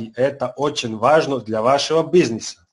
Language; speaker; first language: Russian; non-native, learner; Serbian